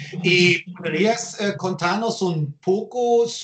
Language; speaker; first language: Spanish; non-native, fluent; German